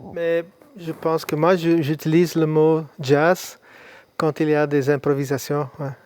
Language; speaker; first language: French; non-native, local second language; Dutch